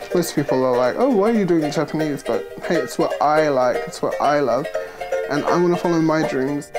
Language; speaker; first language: English; native; English